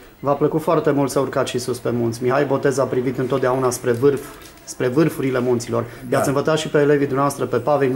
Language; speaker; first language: Romanian; native; Romanian